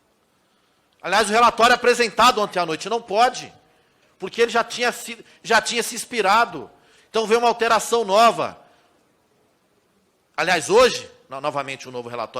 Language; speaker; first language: Portuguese; native; Portuguese